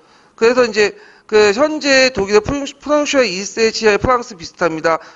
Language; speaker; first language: Korean; native; Korean